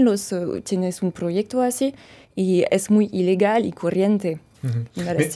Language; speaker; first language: Spanish; non-native, fluent; French